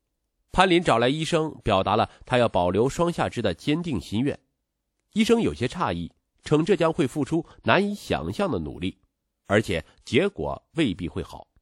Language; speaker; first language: Chinese; native; Chinese